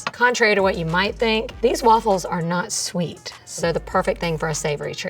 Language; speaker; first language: English; native; English